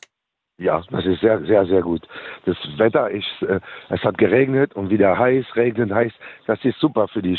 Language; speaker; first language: German; non-native, learner; French